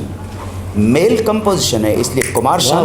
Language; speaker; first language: Hindi; native; Hindi